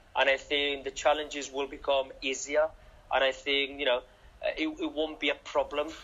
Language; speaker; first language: English; non-native, fluent; Catalan